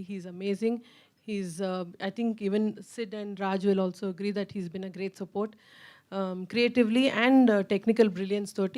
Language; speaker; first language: Telugu; native; Telugu